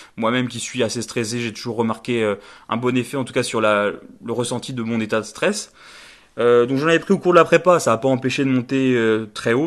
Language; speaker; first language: French; native; French